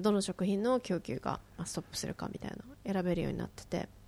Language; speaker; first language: Japanese; native; Japanese